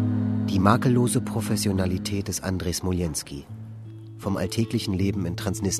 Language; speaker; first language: German; native; German